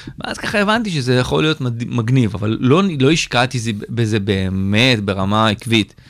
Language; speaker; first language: Hebrew; native; Hebrew